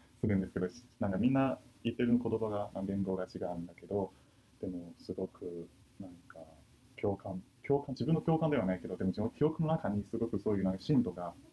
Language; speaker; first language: Japanese; non-native, fluent; Chinese